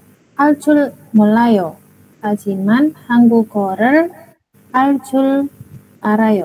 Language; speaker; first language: Korean; non-native, learner; Indonesian